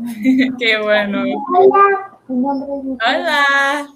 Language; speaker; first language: Spanish; non-native, learner; English